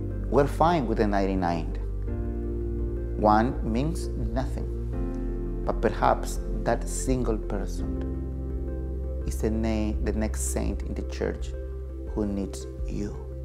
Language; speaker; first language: English; non-native, fluent; Spanish